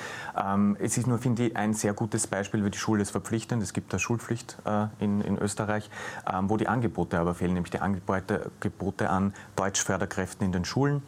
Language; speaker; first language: German; native; German